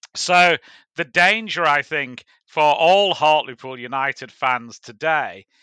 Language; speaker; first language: English; native; English